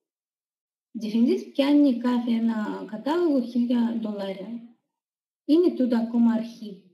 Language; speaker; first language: Greek; non-native, learner; Russian